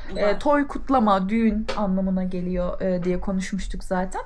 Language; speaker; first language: Turkish; native; Turkish